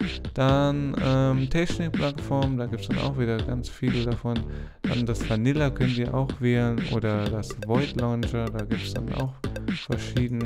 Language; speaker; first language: German; native; German